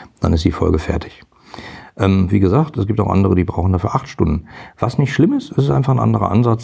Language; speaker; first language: German; native; German